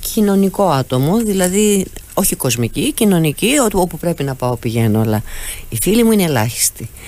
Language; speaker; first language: Greek; native; Greek